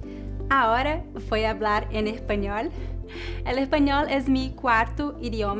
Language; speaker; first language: Spanish; non-native, learner; Portuguese